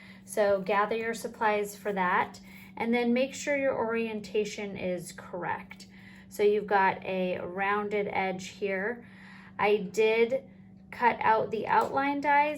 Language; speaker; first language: English; native; English